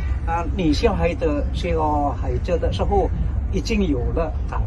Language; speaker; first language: Chinese; non-native, learner; Indonesian